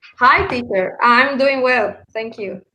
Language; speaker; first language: English; non-native, learner; Spanish